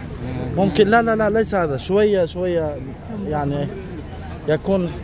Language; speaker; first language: Arabic; non-native, learner; Tajik